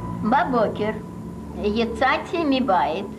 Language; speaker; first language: Hebrew; non-native, fluent; Russian